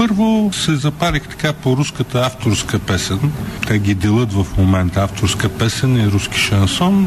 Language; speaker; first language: Bulgarian; native; Bulgarian